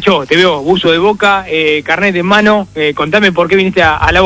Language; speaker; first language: Spanish; native; Spanish